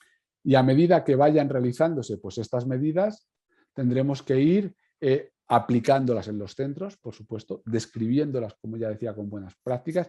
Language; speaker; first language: Spanish; native; Spanish